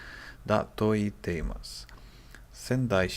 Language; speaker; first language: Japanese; non-native, learner; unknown